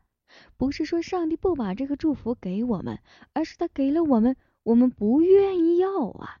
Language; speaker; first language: Chinese; native; Chinese